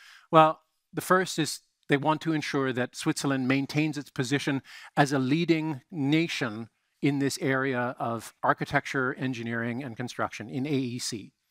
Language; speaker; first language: English; native; English